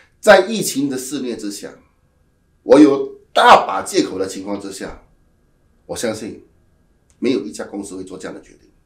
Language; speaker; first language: Chinese; native; Chinese